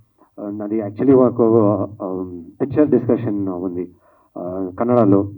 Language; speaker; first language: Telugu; non-native, learner; Kannada